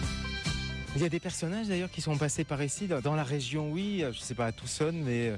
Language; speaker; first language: French; native; French